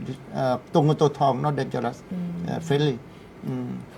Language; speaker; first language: English; non-native, learner; Thai